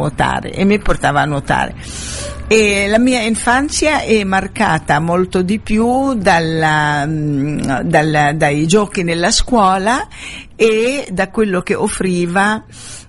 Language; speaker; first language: Italian; non-native, fluent; Arabic